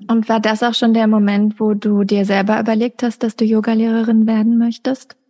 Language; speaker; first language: German; native; German